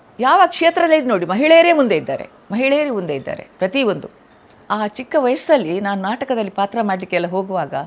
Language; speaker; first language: Kannada; non-native, local second language; Tulu